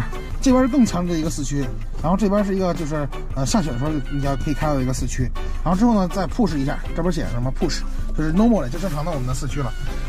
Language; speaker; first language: Chinese; native; Chinese